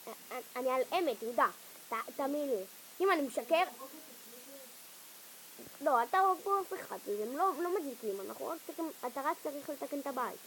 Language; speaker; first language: Hebrew; native; Hebrew